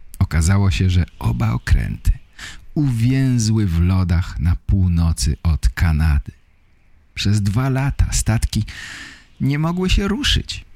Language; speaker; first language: Polish; native; Polish